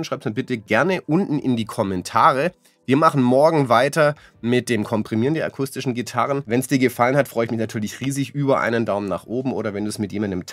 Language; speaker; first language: German; native; German